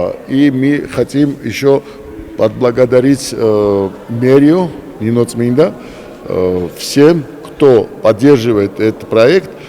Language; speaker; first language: Russian; non-native, fluent; Georgian